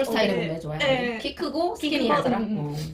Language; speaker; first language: Korean; native; Korean